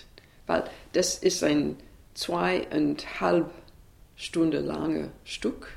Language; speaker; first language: German; non-native, learner; English